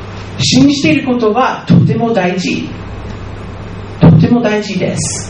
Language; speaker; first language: Japanese; non-native, fluent; English